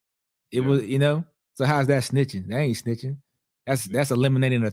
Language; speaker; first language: English; native; English